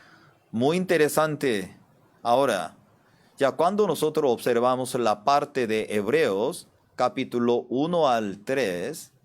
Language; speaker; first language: Spanish; non-native, fluent; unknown